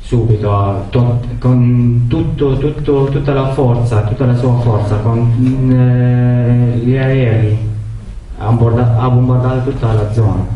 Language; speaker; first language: Italian; non-native, learner; Arabic